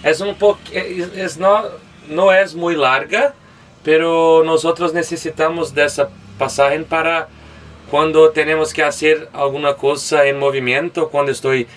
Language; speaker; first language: Spanish; non-native, learner; Portuguese